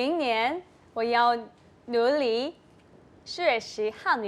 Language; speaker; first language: Chinese; non-native, learner; Korean